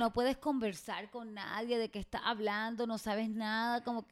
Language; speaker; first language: Spanish; native; Spanish